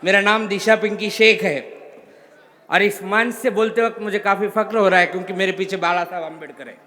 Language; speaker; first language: Hindi; non-native, local second language; Marathi